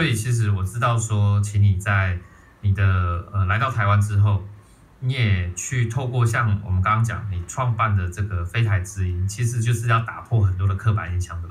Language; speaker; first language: Chinese; native; Chinese